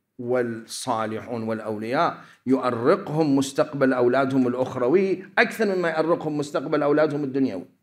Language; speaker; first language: Arabic; native; Arabic